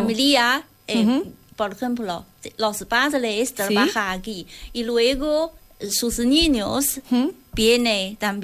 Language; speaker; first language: Spanish; non-native, learner; Chinese